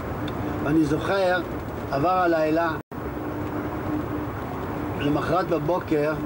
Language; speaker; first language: Hebrew; non-native, fluent; Yiddish